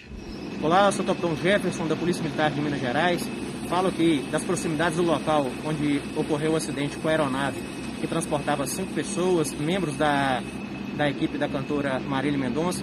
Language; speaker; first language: Portuguese; native; Portuguese